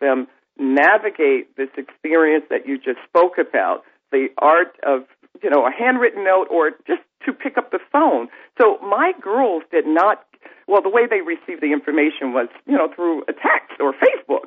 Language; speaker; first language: English; native; English